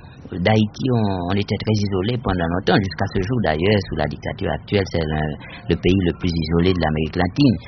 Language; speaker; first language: French; non-native, local second language; Haitian Creole